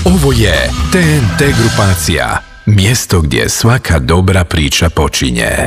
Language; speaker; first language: Serbian; native; Serbian